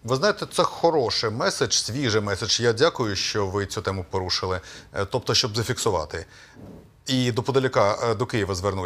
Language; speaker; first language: Ukrainian; native; Ukrainian